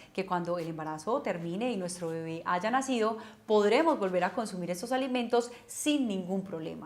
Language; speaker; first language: Spanish; native; Spanish